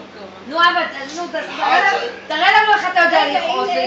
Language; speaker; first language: Hebrew; native; Hebrew